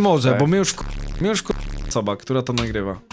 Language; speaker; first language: Polish; native; Polish